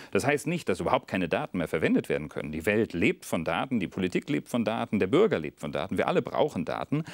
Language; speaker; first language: German; native; German